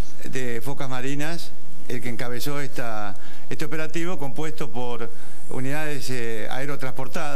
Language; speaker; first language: Spanish; native; Spanish